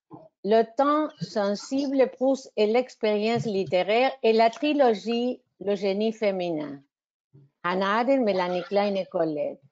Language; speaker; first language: French; non-native, fluent; Spanish